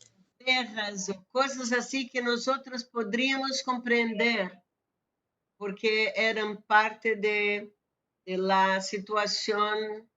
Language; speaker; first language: Spanish; non-native, fluent; Portuguese